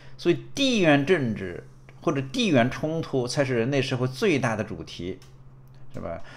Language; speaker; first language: Chinese; native; Chinese